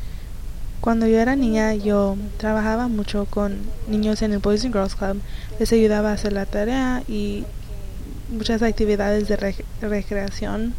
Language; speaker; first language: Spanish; early bilingual, heritage; Spanish